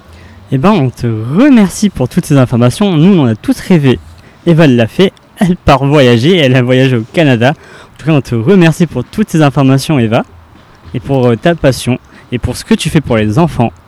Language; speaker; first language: French; native; French